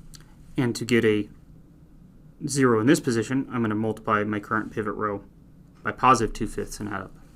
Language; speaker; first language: English; native; English